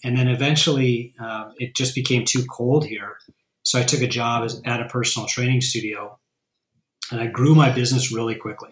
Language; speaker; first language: English; native; English